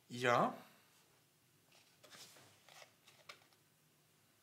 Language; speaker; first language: German; non-native, fluent; English